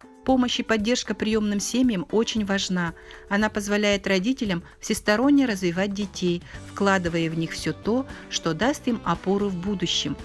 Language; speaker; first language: Russian; native; Russian